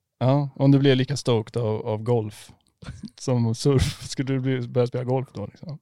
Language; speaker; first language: Swedish; native; Swedish